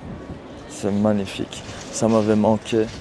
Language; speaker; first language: French; early bilingual, heritage; Turkish